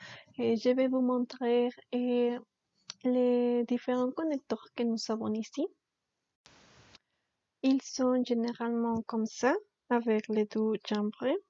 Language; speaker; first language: French; non-native, learner; Spanish